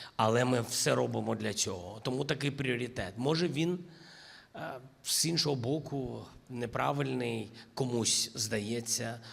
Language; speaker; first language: Ukrainian; non-native, local second language; Russian